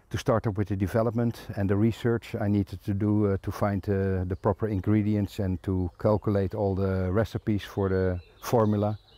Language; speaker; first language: English; non-native, fluent; Dutch